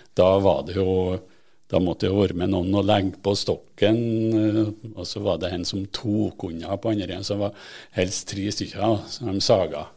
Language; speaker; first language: Norwegian; native; Norwegian